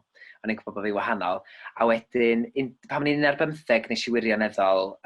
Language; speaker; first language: Welsh; native; Welsh